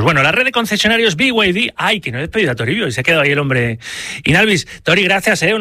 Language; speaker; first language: Spanish; native; Spanish